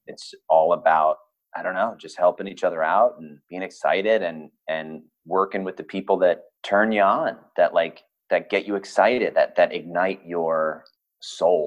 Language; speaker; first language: English; native; English